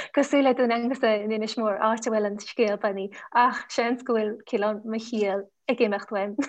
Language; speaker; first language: Irish; non-native, local second language; English